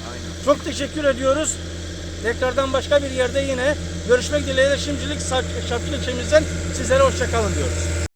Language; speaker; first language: Turkish; native; Turkish